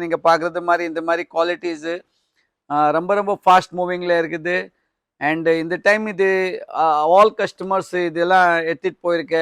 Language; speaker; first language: Tamil; non-native, fluent; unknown